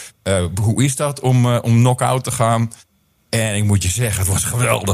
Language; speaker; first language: Dutch; early bilingual, heritage; Dutch